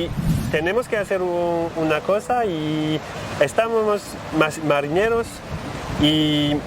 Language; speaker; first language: Spanish; non-native, learner; French